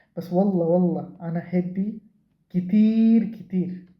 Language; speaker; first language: Arabic; non-native, learner; Bangla